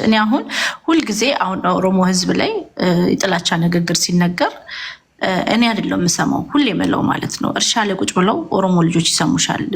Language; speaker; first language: Amharic; native; Amharic